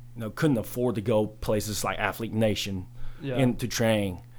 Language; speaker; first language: English; early bilingual, other home language; Chinese